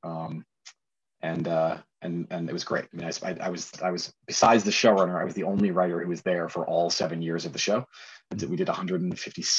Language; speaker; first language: English; native; English